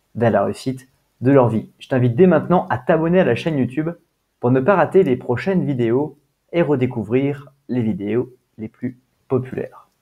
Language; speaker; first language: French; native; French